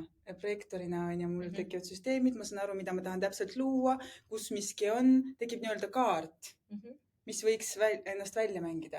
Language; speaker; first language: Estonian; native; Estonian